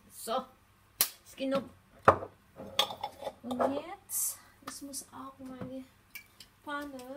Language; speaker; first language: German; non-native, learner; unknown